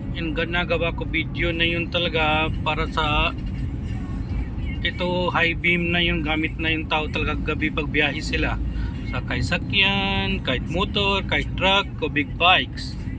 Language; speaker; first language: Filipino; non-native, learner; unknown